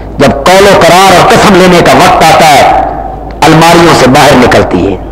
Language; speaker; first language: Urdu; non-native, local second language; Punjabi